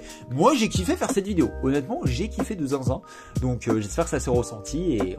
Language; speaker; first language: French; native; French